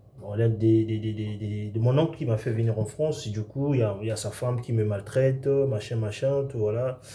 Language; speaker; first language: French; non-native, local second language; Lingala